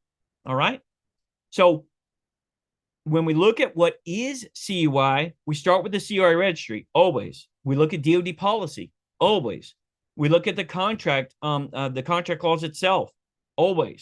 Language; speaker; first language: English; native; English